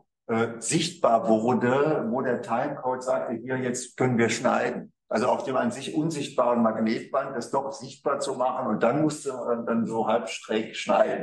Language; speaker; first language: German; native; German